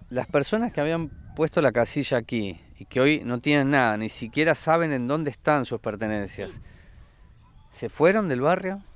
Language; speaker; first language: Spanish; native; Spanish